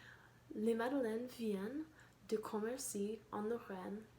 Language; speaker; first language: French; non-native, learner; English